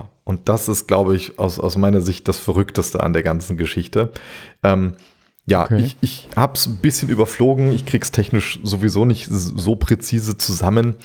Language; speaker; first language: German; native; German